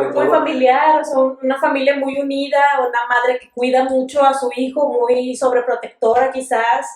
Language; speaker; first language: Spanish; native; Spanish